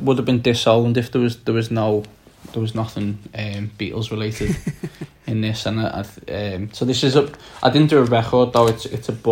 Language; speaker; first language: English; native; English